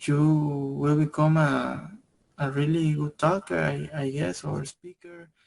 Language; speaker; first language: English; non-native, learner; Spanish